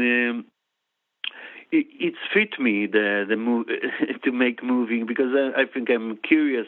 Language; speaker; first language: English; non-native, fluent; Hebrew